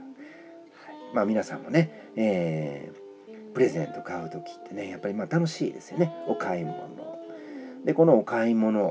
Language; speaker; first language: Japanese; native; Japanese